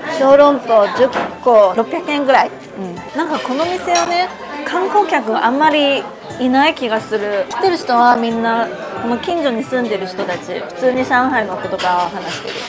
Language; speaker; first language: Japanese; non-native, fluent; Chinese